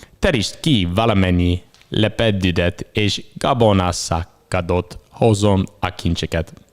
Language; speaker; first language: Hungarian; non-native, learner; English